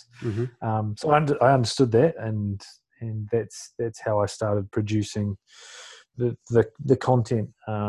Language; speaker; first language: English; native; English